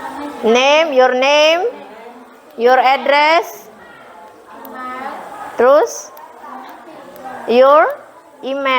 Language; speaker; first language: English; non-native, fluent; Indonesian